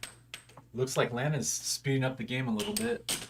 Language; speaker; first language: English; native; English